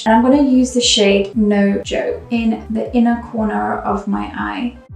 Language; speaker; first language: English; native; English